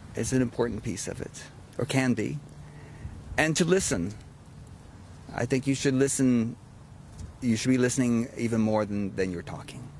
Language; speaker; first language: English; native; English